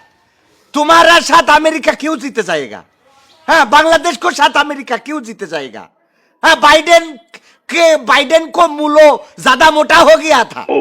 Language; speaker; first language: Hindi; non-native, learner; Bangla